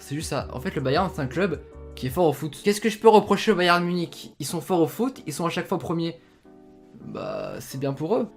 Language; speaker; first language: French; native; French